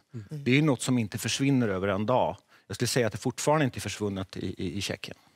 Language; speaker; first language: Swedish; early bilingual, other home language; Czech